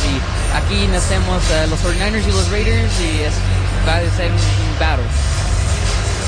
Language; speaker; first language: Spanish; early bilingual, heritage; Spanish